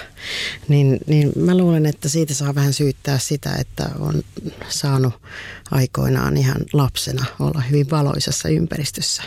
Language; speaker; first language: Finnish; native; Finnish